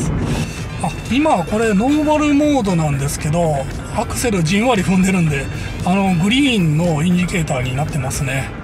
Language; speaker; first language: Japanese; native; Japanese